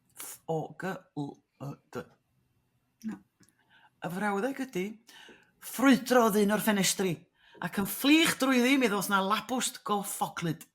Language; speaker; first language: Welsh; native; Welsh